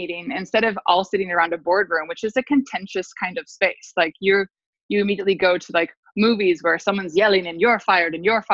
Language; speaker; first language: English; native; English